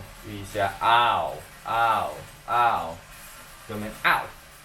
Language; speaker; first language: French; non-native, learner; Chinese